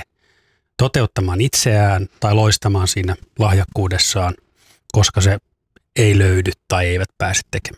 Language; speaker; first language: Finnish; native; Finnish